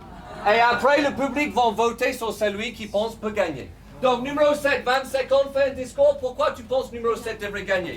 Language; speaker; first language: French; native; French